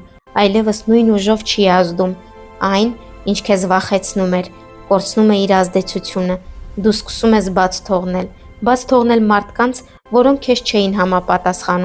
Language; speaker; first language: Armenian; native; Armenian